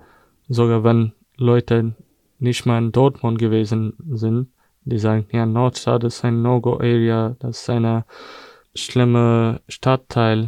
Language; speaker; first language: German; non-native, fluent; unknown